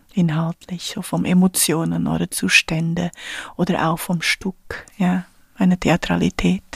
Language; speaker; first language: German; non-native, fluent; Portuguese